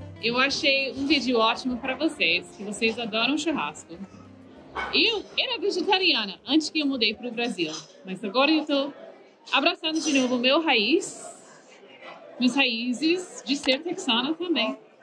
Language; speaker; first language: Portuguese; non-native, fluent; English